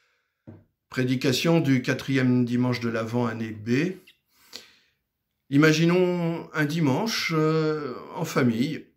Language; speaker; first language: French; native; French